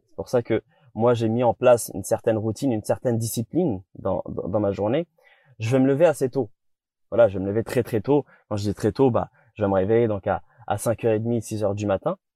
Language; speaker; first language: French; native; French